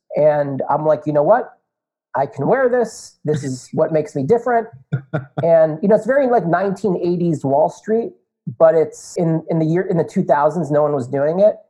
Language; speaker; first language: English; native; English